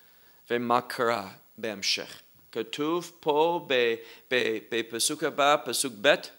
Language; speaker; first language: Hebrew; non-native, fluent; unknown